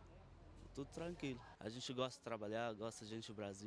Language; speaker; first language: Portuguese; non-native, learner; Arabic